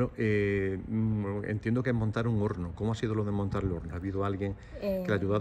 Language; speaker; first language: Spanish; native; Spanish